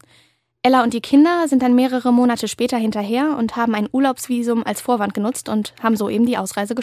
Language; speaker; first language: German; native; German